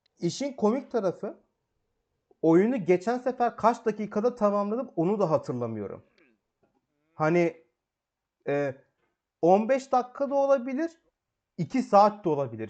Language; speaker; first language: Turkish; native; Turkish